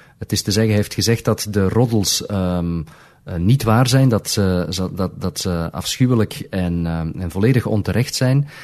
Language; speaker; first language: Dutch; native; Dutch